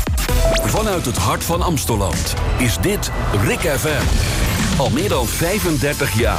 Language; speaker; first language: Dutch; native; Dutch